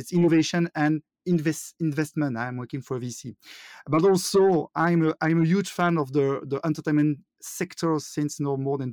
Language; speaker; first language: English; non-native, fluent; French